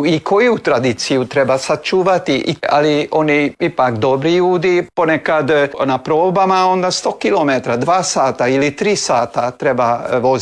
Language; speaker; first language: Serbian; early bilingual, heritage; Serbian